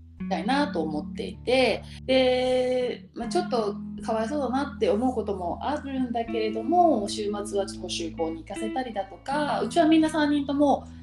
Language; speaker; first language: Japanese; native; Japanese